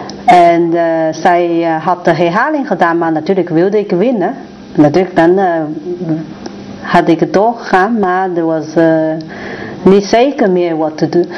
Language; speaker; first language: Dutch; non-native, learner; Chinese